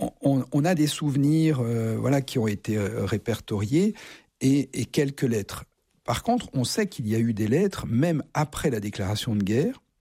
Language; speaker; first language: French; native; French